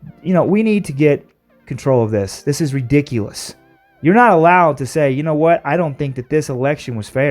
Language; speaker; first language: English; native; English